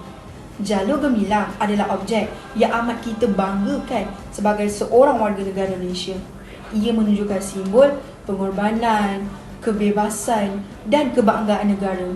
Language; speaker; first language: Malay; native; Malay